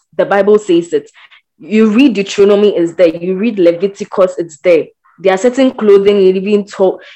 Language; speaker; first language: English; non-native, local second language; Akan